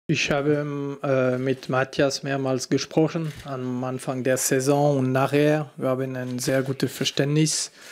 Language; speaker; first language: German; non-native, fluent; French